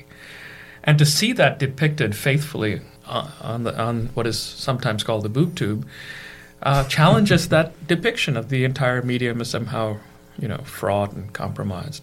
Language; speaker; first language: English; non-native, local second language; Malayalam